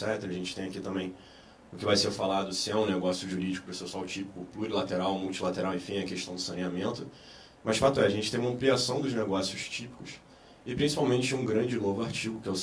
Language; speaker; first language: Portuguese; native; Portuguese